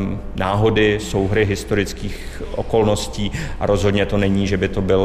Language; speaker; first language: Czech; native; Czech